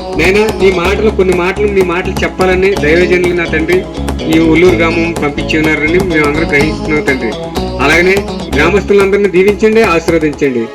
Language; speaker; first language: Telugu; native; Telugu